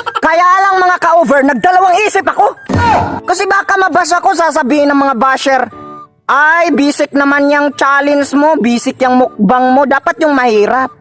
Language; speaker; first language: Filipino; non-native, local second language; Cebuano